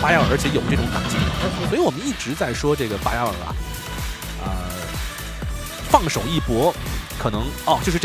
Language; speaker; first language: Chinese; native; Chinese